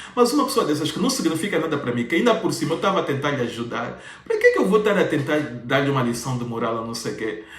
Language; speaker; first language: Portuguese; native; Portuguese